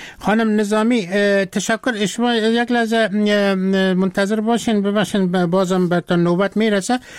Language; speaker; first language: Persian; native; Persian